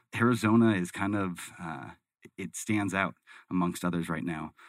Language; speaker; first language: English; native; English